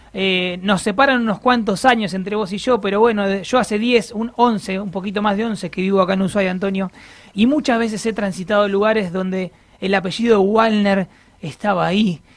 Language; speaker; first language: Spanish; native; Spanish